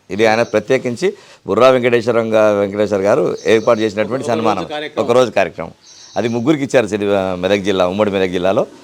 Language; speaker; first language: Telugu; non-native, local second language; Urdu